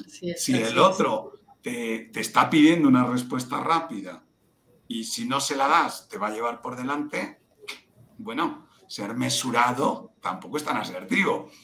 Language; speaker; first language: Spanish; native; Spanish